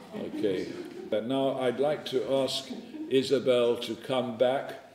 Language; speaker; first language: English; native; English